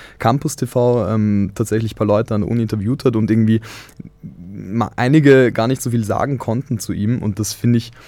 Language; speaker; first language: German; native; German